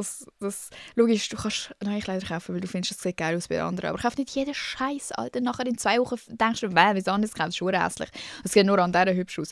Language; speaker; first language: German; native; German